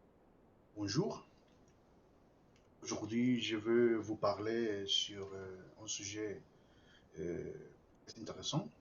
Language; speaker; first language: French; non-native, fluent; Spanish